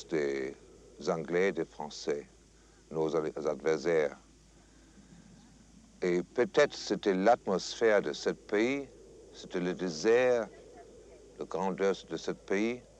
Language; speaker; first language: French; non-native, fluent; German